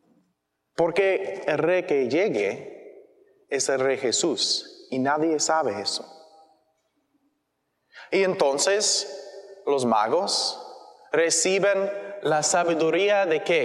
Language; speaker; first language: Spanish; non-native, learner; English